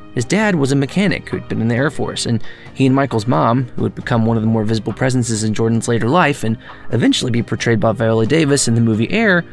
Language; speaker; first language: English; native; English